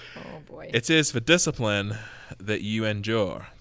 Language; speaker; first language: English; native; English